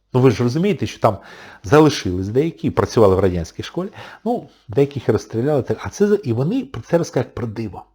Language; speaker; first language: Ukrainian; non-native, local second language; Russian